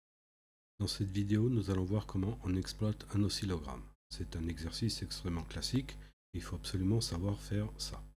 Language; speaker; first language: French; native; French